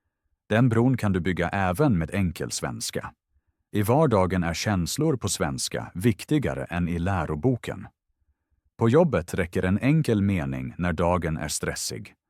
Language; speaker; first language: Swedish; non-native, fluent; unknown